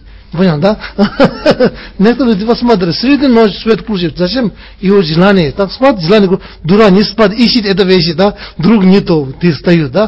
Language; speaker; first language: Russian; non-native, learner; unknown